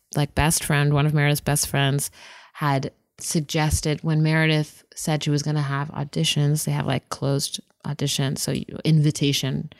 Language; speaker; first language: English; native; English